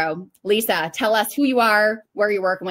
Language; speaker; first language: English; native; English